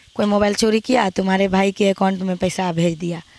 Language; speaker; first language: Hindi; native; Hindi